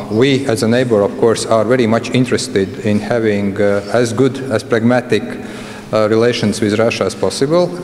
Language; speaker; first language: English; non-native, fluent; Latvian